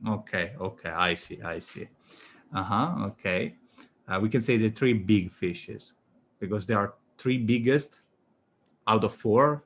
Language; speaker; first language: English; non-native, fluent; Indonesian